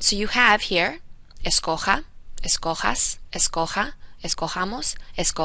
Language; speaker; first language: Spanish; non-native, fluent; English